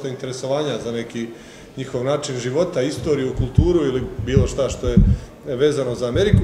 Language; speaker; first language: Serbian; native; Serbian